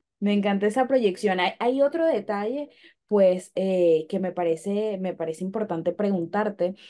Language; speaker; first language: Spanish; native; Spanish